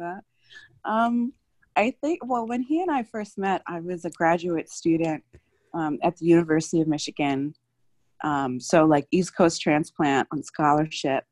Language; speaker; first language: English; native; English